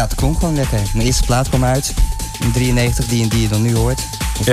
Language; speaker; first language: Dutch; native; Dutch